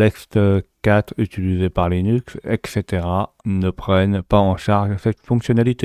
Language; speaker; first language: French; native; French